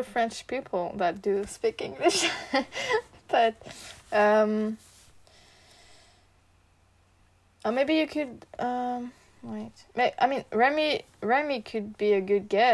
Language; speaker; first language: English; non-native, learner; French